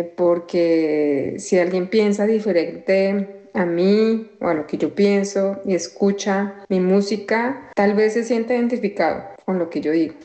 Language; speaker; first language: Spanish; native; Spanish